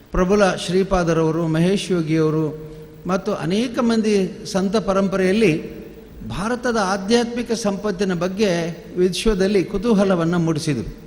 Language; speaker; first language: Kannada; non-native, local second language; Tulu